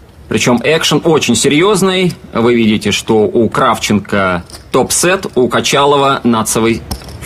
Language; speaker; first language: Russian; native; Russian